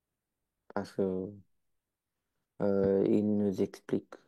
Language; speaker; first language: French; non-native, learner; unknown